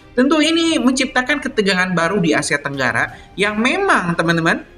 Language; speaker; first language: Indonesian; native; Indonesian